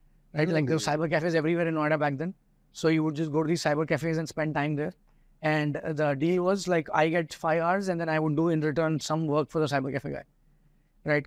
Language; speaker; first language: English; non-native, local second language; Hindi